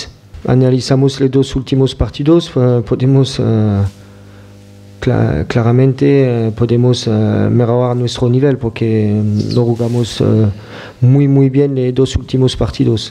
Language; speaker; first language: Spanish; non-native, fluent; French